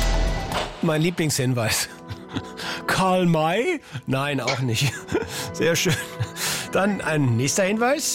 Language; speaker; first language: German; native; German